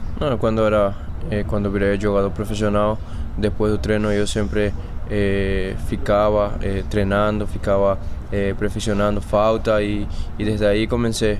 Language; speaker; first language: Portuguese; non-native, fluent; Spanish